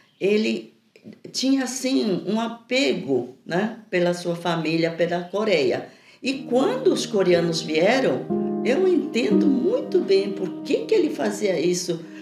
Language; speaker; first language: Portuguese; early bilingual, other home language; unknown